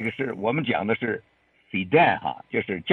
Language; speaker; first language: Chinese; native; Chinese